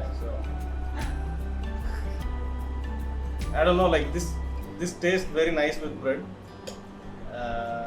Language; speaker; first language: English; non-native, local second language; Tamil